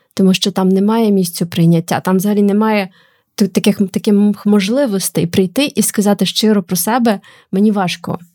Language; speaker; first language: Ukrainian; native; Ukrainian